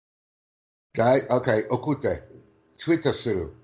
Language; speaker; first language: Japanese; non-native, learner; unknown